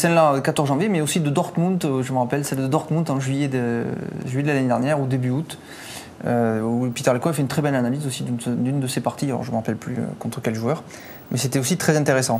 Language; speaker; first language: French; native; French